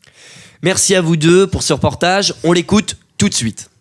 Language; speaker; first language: French; native; French